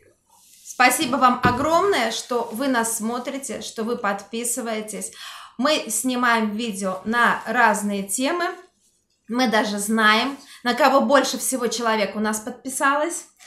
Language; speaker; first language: Russian; native; Russian